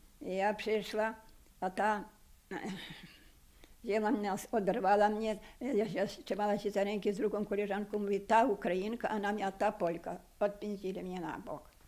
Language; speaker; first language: Polish; non-native, local second language; Ukrainian